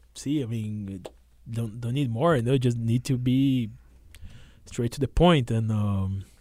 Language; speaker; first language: English; non-native, fluent; Portuguese